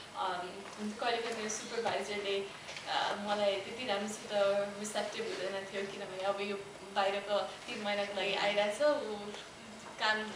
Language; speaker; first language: Nepali; early bilingual, heritage; Nepali